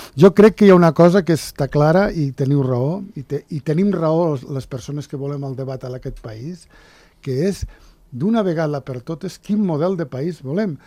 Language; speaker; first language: Catalan; native; Catalan